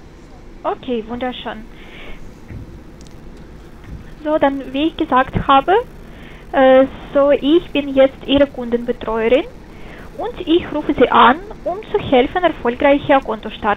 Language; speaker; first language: German; non-native, fluent; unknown